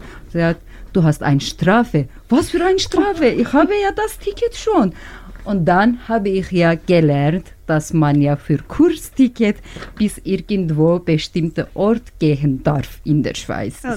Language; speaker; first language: German; non-native, learner; Turkish